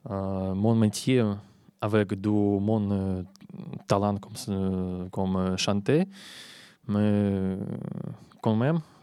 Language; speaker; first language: French; non-native, learner; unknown